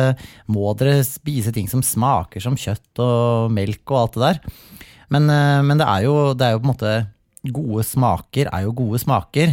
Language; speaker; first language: Norwegian; native; Norwegian